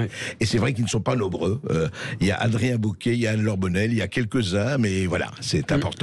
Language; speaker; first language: French; native; French